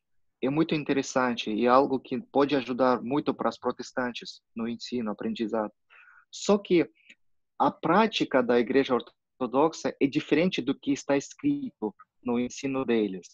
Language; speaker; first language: Portuguese; non-native, fluent; Russian